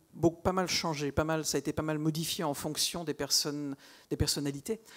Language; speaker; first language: French; native; French